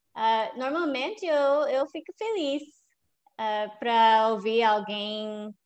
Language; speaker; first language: Portuguese; non-native, fluent; English